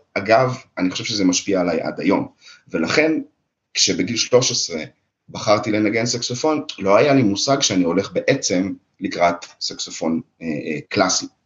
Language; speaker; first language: Hebrew; early bilingual, other home language; Russian